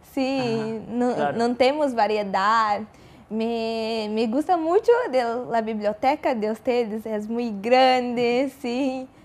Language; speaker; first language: Spanish; non-native, learner; Portuguese